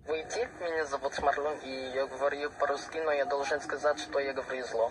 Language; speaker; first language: Russian; non-native, learner; Filipino